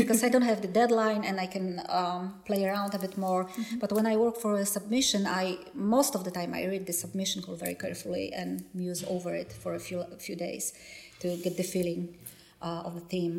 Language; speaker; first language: English; non-native, fluent; Polish